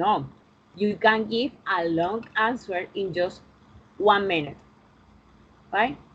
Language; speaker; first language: English; non-native, fluent; Spanish